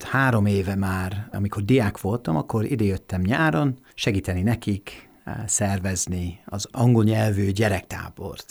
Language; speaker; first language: Hungarian; non-native, fluent; English